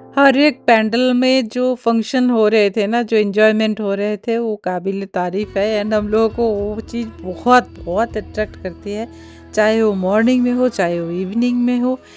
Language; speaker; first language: Hindi; non-native, local second language; Bangla